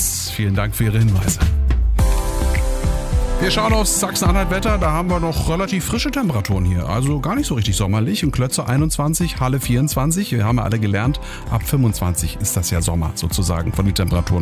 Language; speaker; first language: German; native; German